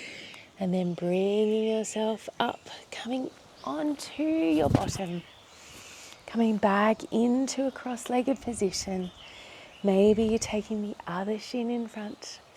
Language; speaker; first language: English; native; English